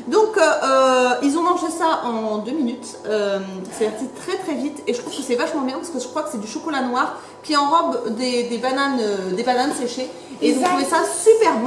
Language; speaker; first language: French; native; French